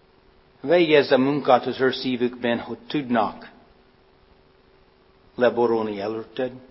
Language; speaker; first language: Hungarian; non-native, fluent; English